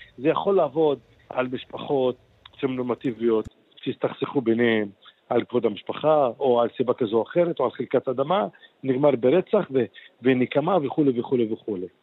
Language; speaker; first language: Hebrew; non-native, local second language; Arabic